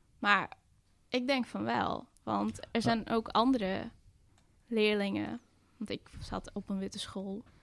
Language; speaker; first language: Dutch; early bilingual, other home language; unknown